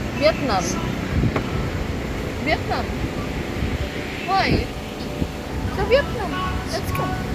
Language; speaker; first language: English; non-native, local second language; Filipino